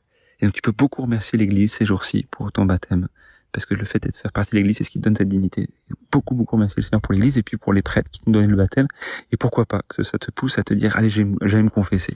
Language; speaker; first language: French; native; French